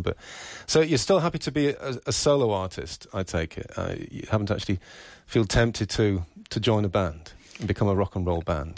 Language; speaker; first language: English; native; English